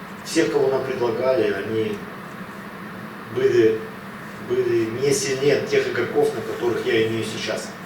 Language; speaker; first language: Russian; native; Russian